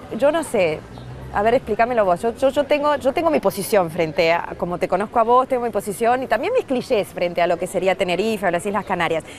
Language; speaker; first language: Spanish; native; Spanish